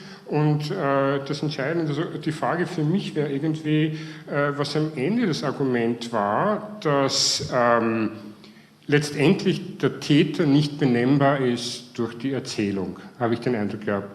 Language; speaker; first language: German; native; German